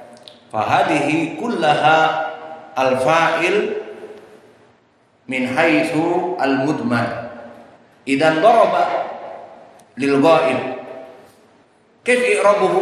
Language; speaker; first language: Arabic; non-native, fluent; Indonesian